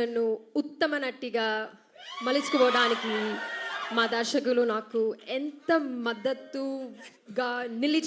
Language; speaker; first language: Telugu; non-native, learner; Malayalam